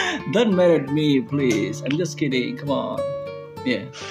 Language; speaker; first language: English; non-native, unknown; Indonesian